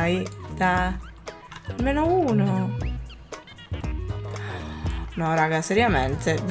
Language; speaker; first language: Italian; native; Italian